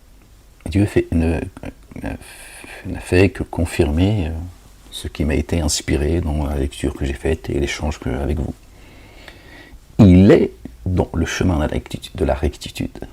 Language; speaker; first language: French; native; French